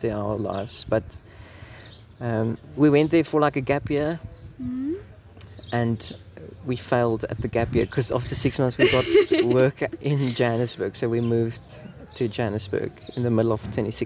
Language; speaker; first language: English; non-native, local second language; Afrikaans